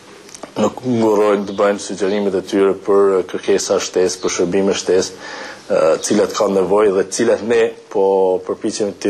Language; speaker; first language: Albanian; native; Albanian